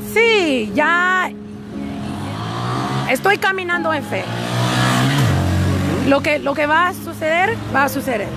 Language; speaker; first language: Spanish; non-native, learner; English